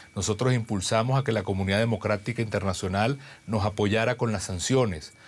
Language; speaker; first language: Spanish; native; Spanish